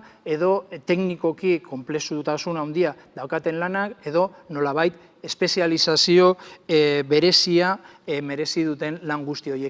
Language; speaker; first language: Basque; native; Basque